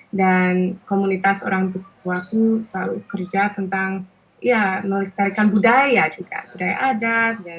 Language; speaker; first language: Indonesian; non-native, local second language; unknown